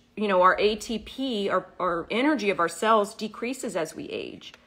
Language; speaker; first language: English; native; English